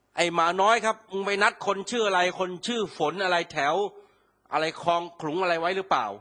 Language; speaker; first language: Thai; native; Thai